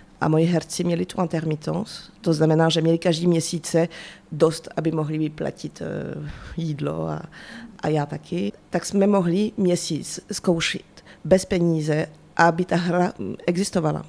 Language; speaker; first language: Czech; early bilingual, heritage; French